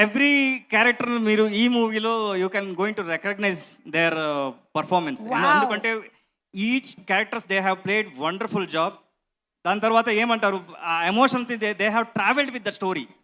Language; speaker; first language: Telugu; non-native, learner; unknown